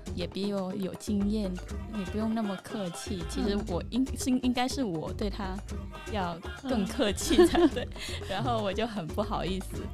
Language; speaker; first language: Chinese; non-native, fluent; Vietnamese